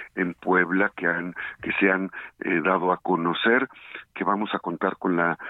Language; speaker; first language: Spanish; native; Spanish